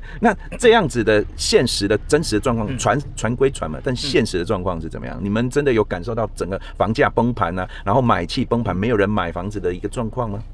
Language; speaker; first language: Chinese; native; Chinese